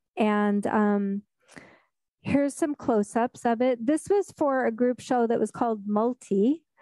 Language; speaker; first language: English; native; English